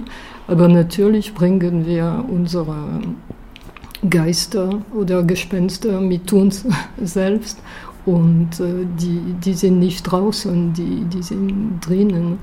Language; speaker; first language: German; non-native, fluent; French